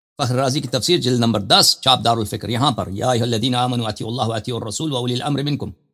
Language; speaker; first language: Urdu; non-native, fluent; Persian